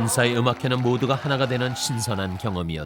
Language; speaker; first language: Korean; native; Korean